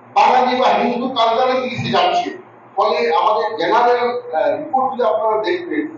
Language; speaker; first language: Bangla; non-native, local second language; Santali